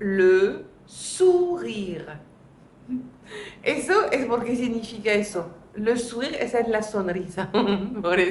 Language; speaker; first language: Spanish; non-native, fluent; French